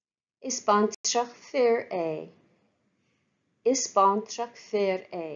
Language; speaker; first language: Irish; non-native, fluent; English